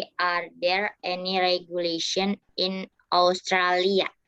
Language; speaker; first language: English; non-native, learner; Indonesian